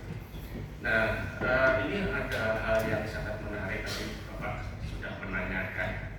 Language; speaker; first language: Indonesian; native; Indonesian